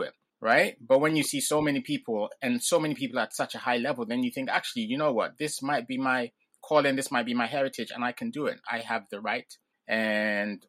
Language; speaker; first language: English; non-native, local second language; Ga